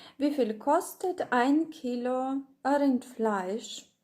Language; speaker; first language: German; non-native, fluent; Ukrainian